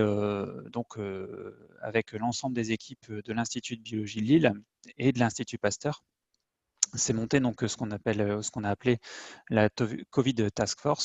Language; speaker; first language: French; native; French